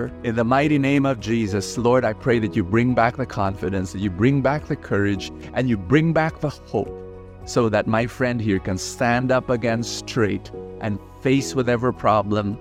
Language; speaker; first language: English; non-native, local second language; Filipino